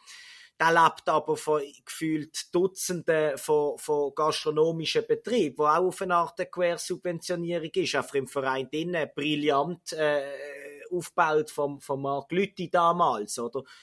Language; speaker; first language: German; native; German